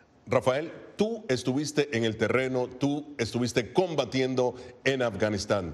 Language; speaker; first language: Spanish; native; Spanish